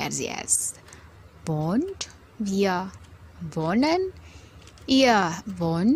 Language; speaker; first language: German; non-native, fluent; Indonesian